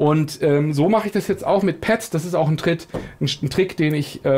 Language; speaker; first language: German; native; German